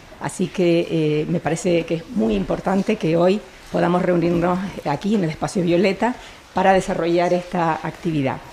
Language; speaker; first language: Spanish; native; Spanish